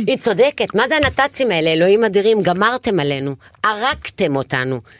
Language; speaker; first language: Hebrew; non-native, local second language; Arabic